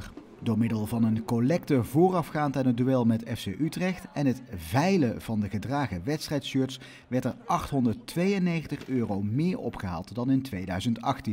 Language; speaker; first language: Dutch; native; Dutch